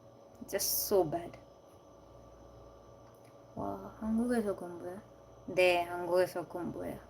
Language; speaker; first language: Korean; non-native, learner; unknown